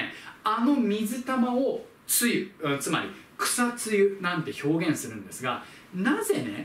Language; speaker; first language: Japanese; native; Japanese